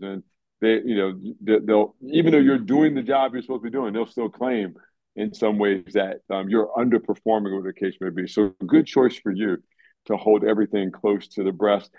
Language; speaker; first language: English; native; English